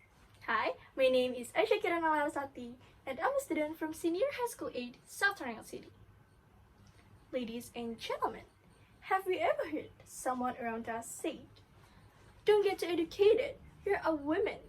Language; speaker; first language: English; non-native, learner; Indonesian